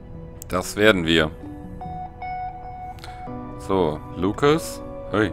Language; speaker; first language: German; native; German